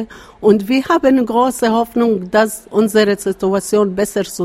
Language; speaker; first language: German; non-native, learner; Arabic